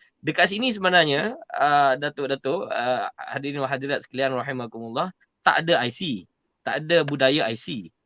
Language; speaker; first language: Malay; native; Malay